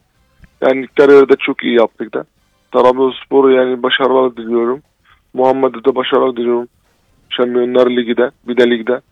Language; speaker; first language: Turkish; non-native, fluent; Arabic